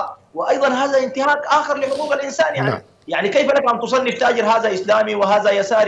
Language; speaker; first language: Arabic; native; Arabic